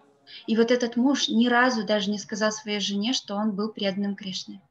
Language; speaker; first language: Russian; native; Russian